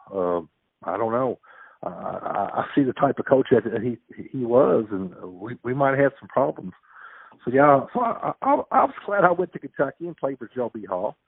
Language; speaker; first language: English; native; English